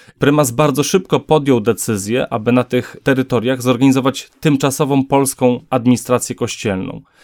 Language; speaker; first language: Polish; native; Polish